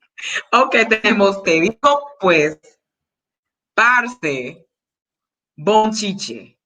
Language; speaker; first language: Spanish; non-native, learner; English